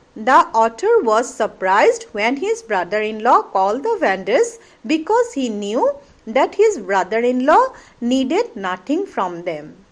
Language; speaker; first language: English; non-native, local second language; Assamese